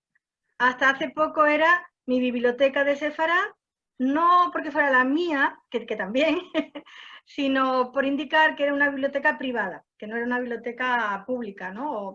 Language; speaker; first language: Spanish; native; Spanish